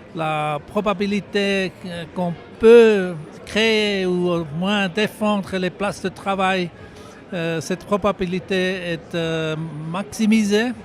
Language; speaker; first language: French; non-native, local second language; German